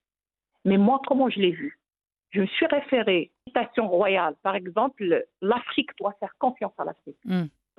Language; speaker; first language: French; non-native, local second language; Arabic